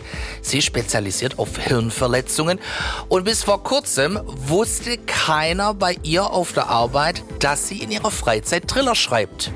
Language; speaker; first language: German; native; German